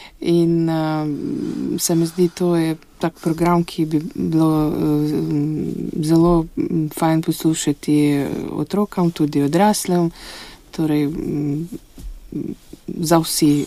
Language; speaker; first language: Slovenian; non-native, fluent; Russian